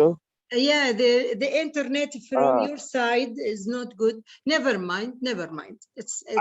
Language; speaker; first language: English; non-native, learner; Arabic